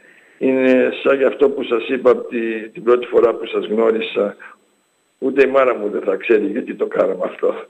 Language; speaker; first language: Greek; early bilingual, heritage; English